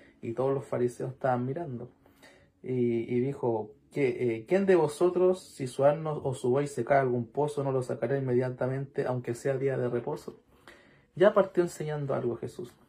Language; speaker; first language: Spanish; native; Spanish